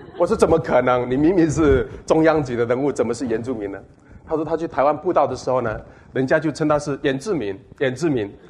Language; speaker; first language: Chinese; non-native, local second language; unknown